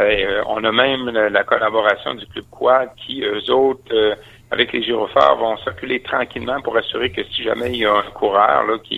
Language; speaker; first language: French; native; French